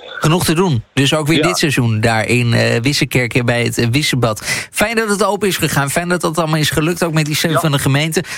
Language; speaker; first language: Dutch; native; Dutch